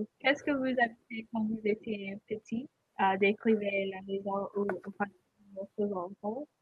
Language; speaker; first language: French; non-native, learner; English